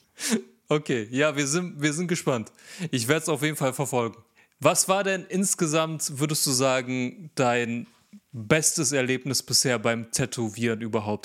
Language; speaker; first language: German; native; German